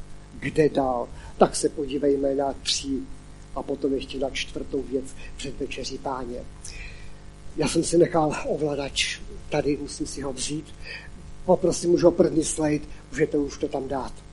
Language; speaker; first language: Czech; non-native, local second language; Polish